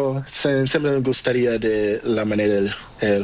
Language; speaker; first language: Spanish; non-native, learner; Portuguese